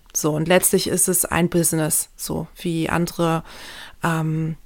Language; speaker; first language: German; early bilingual, other home language; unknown